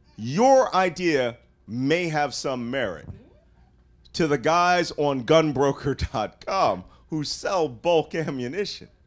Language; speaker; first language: English; native; English